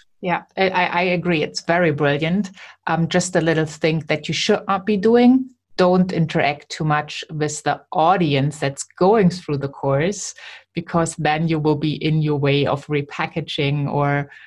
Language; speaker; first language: English; non-native, fluent; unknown